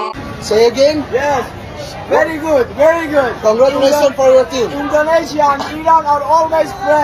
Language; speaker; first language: English; non-native, learner; Persian